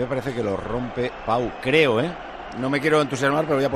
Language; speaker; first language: Spanish; native; Spanish